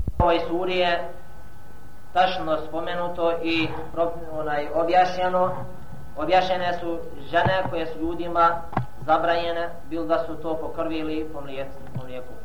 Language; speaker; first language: Bosnian; non-native, fluent; Arabic